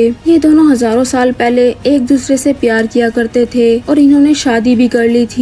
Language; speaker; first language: Hindi; native; Hindi